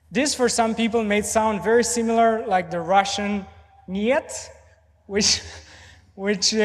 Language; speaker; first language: English; non-native, fluent; Romanian